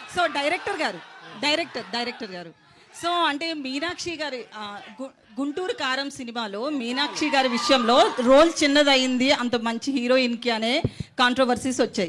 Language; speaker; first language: Telugu; native; Telugu